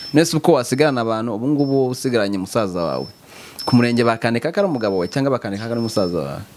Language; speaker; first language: Kinyarwanda; native; Kinyarwanda